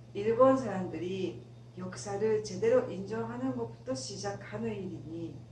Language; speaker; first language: Korean; non-native, fluent; Japanese